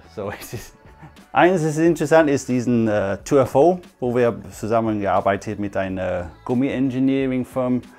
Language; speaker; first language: German; non-native, fluent; English